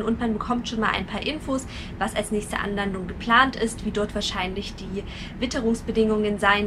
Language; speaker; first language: German; native; German